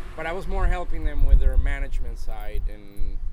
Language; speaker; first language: English; non-native, fluent; Spanish